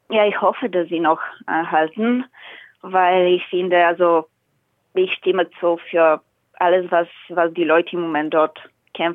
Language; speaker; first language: German; non-native, fluent; Bulgarian